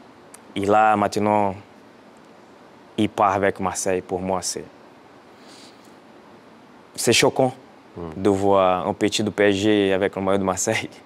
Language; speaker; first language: French; non-native, fluent; Portuguese